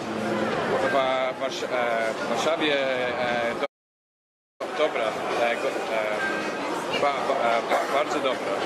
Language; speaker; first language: Polish; non-native, learner; English